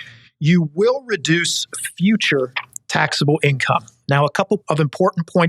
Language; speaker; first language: English; native; English